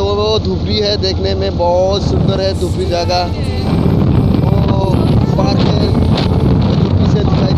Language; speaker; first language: Hindi; non-native, local second language; Bangla